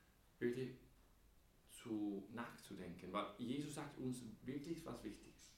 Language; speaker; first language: German; non-native, fluent; English